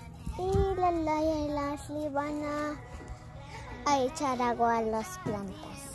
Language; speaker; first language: Spanish; early bilingual, heritage; Spanish